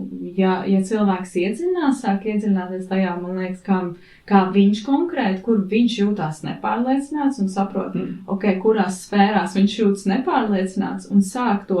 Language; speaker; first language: Latvian; native; Latvian